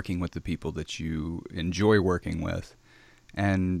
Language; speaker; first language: English; native; English